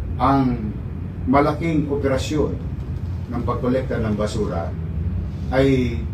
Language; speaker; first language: Filipino; native; Filipino